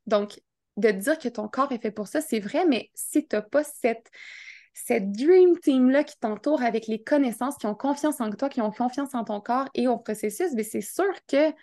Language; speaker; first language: French; native; French